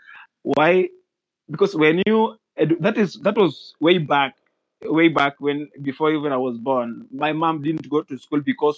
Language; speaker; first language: English; non-native, local second language; Luo (Kenya and Tanzania)